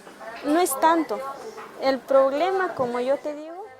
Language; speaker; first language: Spanish; non-native, local second language; Tzotzil